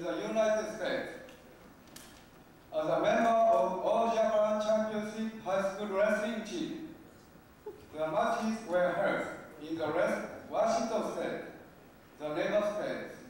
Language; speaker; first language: English; non-native, learner; Japanese